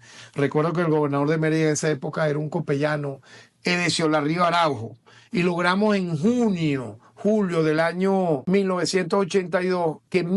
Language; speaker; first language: Spanish; native; Spanish